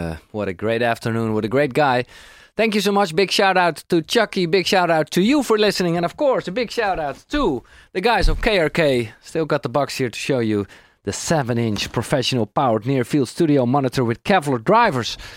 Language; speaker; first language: English; non-native, fluent; Dutch